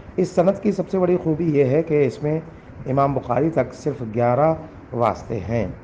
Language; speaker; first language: Urdu; native; Urdu